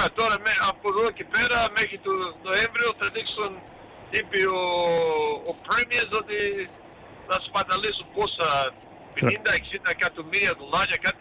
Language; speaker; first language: Greek; early bilingual, heritage; Greek